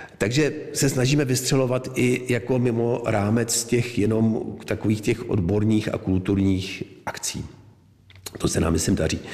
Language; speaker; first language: Czech; native; Czech